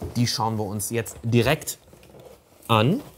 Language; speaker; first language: German; native; German